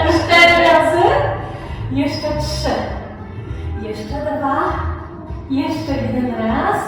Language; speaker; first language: Polish; native; Polish